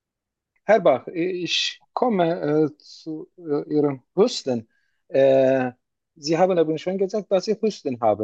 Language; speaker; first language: German; non-native, learner; Turkish